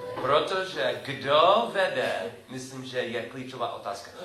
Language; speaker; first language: Czech; non-native, learner; English